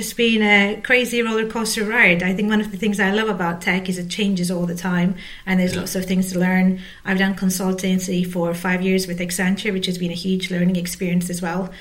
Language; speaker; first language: English; non-native, fluent; Turkish